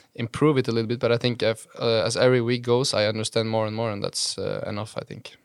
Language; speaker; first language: English; non-native, fluent; Norwegian